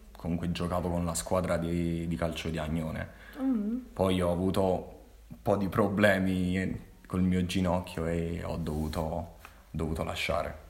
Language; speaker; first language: Italian; native; Italian